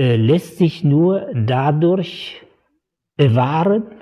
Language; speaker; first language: German; native; German